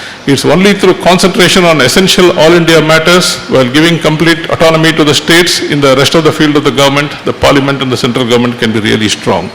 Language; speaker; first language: English; non-native, local second language; Tamil